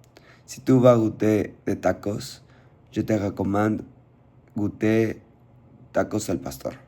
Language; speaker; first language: French; non-native, learner; Spanish